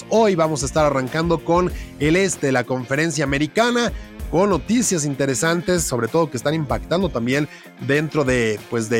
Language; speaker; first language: Spanish; native; Spanish